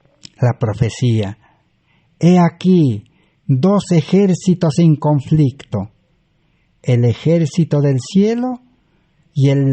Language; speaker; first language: Spanish; native; Spanish